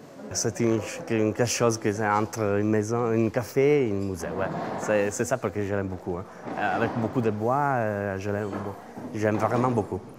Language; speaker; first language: French; non-native, learner; Italian